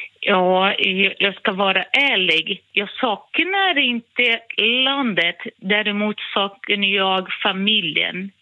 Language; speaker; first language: Swedish; non-native, fluent; Portuguese